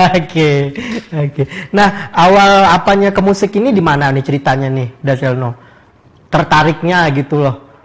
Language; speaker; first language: Indonesian; native; Indonesian